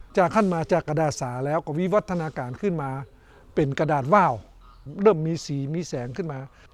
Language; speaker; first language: Thai; native; Thai